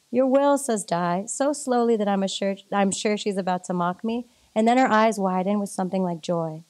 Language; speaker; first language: English; native; English